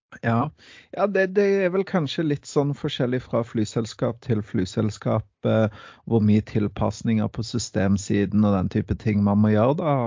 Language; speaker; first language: Norwegian; native; Norwegian